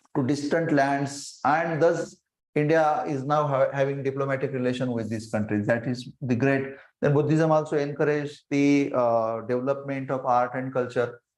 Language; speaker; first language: English; non-native, local second language; Marathi